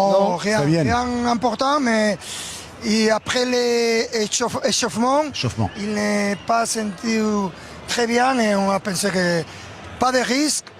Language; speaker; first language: French; non-native, learner; Spanish